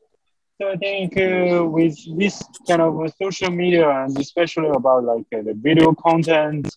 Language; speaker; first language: English; non-native, fluent; Chinese